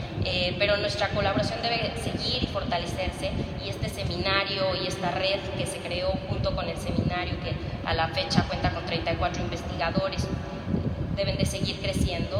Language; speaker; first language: Spanish; native; Spanish